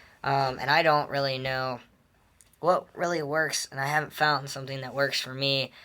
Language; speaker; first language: English; native; English